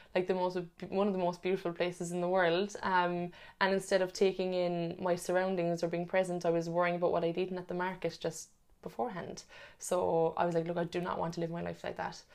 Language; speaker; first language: English; native; English